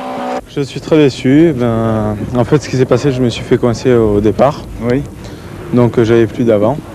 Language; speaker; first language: French; native; French